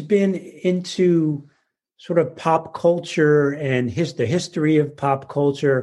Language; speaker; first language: English; native; English